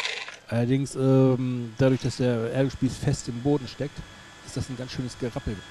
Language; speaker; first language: German; native; German